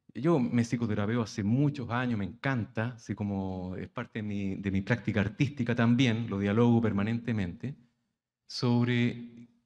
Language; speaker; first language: Spanish; native; Spanish